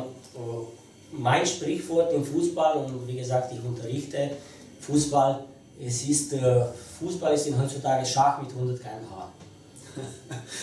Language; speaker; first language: German; non-native, fluent; Romanian